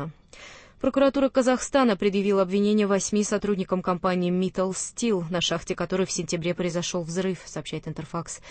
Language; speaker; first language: Russian; native; Russian